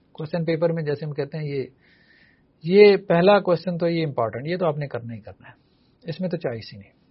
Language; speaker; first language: Urdu; native; Urdu